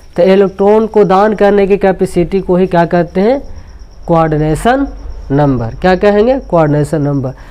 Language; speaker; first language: Hindi; native; Hindi